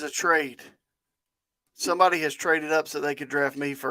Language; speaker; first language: English; native; English